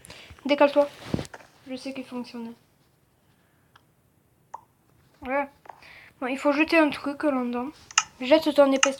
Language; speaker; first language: French; native; French